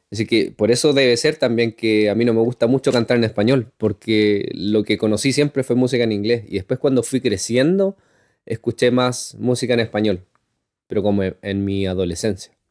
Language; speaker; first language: Spanish; native; Spanish